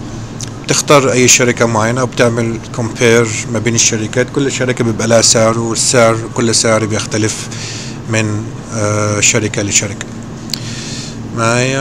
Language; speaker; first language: Arabic; native; Arabic